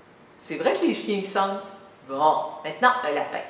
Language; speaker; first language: French; native; French